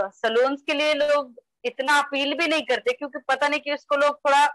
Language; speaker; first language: Hindi; native; Hindi